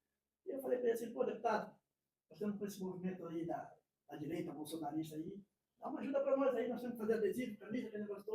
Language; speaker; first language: Portuguese; native; Portuguese